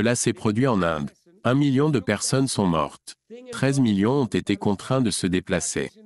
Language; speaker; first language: French; non-native, fluent; Punjabi